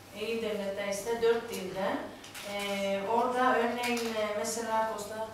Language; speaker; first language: Turkish; non-native, learner; Greek